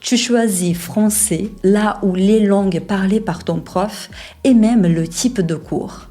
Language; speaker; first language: French; non-native, fluent; Portuguese